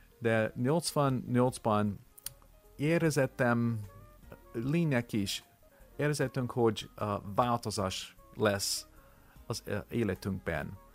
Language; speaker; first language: Hungarian; non-native, learner; English